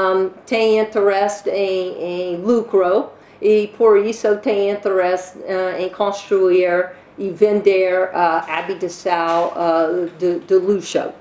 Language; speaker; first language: Portuguese; non-native, learner; English